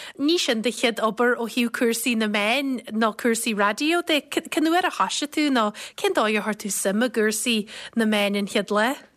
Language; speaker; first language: Irish; native; Irish